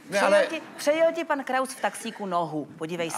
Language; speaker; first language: Czech; native; Czech